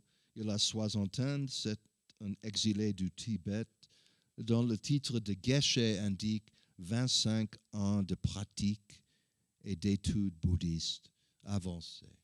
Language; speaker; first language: French; non-native, learner; English